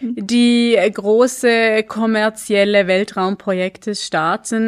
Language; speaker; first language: German; native; German